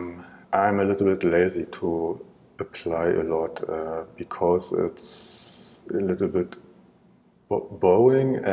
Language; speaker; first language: English; non-native, learner; German